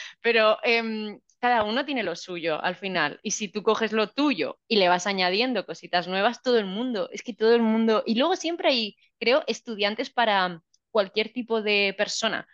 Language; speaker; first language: Spanish; native; Spanish